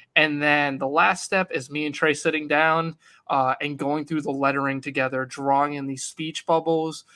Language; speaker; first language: English; native; English